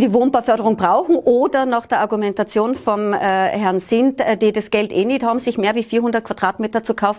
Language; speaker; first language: German; native; German